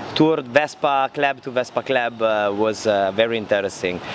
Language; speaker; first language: English; non-native, learner; Italian